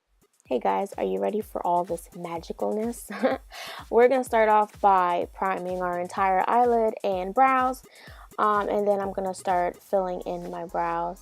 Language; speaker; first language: English; native; English